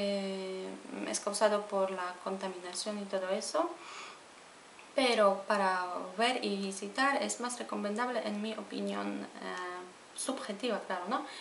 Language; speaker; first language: Spanish; non-native, fluent; Polish